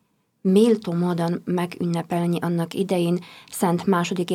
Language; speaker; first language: Hungarian; non-native, fluent; Polish